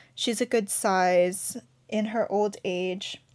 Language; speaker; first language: English; native; English